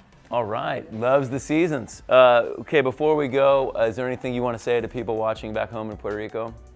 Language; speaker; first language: English; native; English